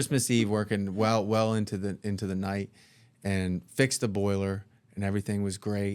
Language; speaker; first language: English; native; English